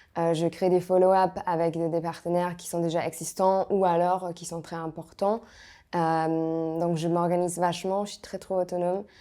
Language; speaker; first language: French; non-native, fluent; German